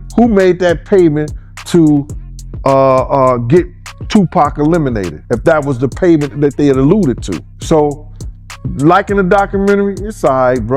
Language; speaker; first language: English; native; English